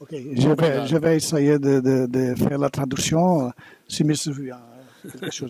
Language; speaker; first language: French; non-native, learner; Portuguese